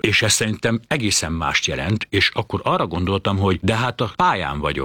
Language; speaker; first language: Hungarian; native; Hungarian